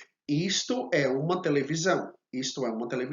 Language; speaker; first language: Portuguese; non-native, fluent; English